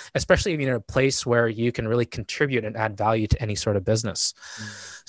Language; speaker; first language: English; native; English